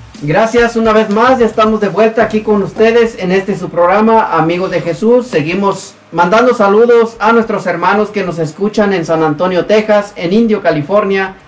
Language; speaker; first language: Spanish; native; Spanish